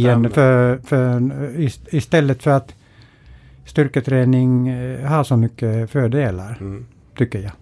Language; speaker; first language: Swedish; non-native, fluent; Finnish